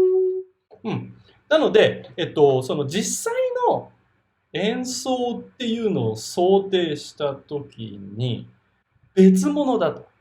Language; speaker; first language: Japanese; native; Japanese